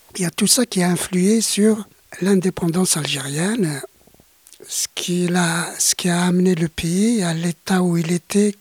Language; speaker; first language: French; non-native, local second language; Kabyle